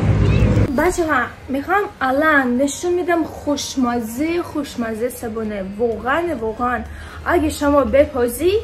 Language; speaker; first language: Persian; non-native, learner; Turkish